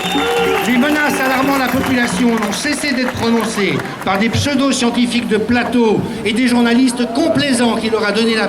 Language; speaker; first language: French; native; French